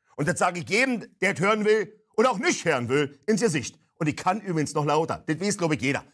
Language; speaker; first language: German; native; German